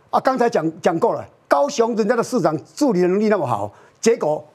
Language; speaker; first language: Chinese; native; Chinese